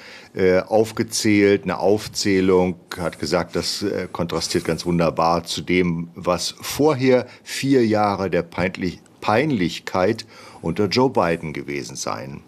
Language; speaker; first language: German; native; German